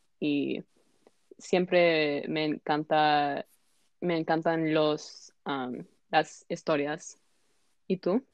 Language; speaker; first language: Spanish; non-native, learner; English